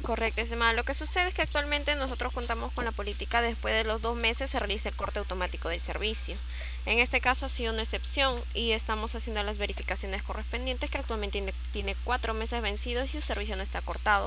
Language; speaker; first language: Spanish; native; Spanish